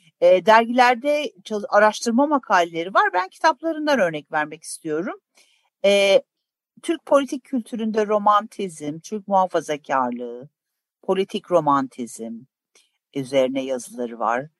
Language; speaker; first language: Turkish; native; Turkish